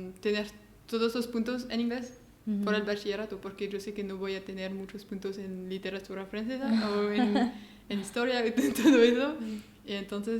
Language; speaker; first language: Spanish; non-native, learner; French